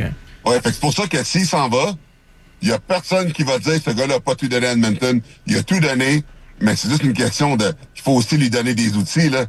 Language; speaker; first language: French; native; French